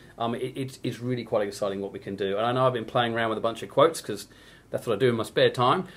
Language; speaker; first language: English; native; English